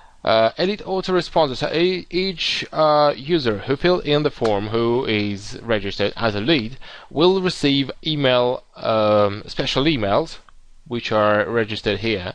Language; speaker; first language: English; non-native, fluent; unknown